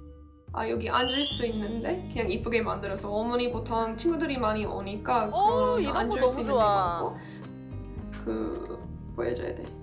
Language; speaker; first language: Korean; non-native, fluent; English